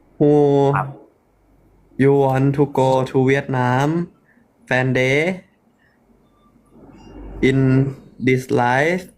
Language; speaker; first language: English; non-native, learner; Thai